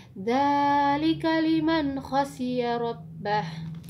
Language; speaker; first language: Arabic; non-native, learner; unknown